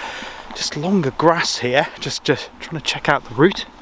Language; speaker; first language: English; native; English